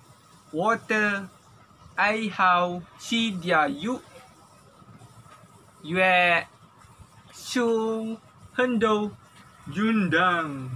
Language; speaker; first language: Chinese; non-native, learner; Malay